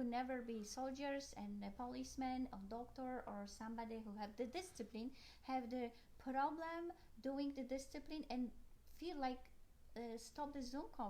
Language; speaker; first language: English; non-native, learner; Polish